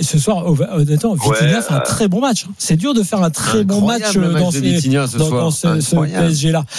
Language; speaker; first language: French; native; French